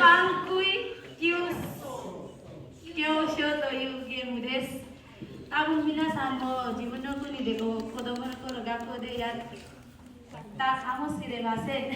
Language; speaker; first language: Japanese; non-native, learner; Nepali